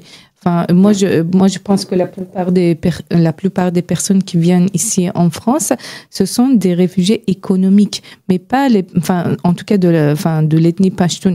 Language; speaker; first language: French; non-native, fluent; Persian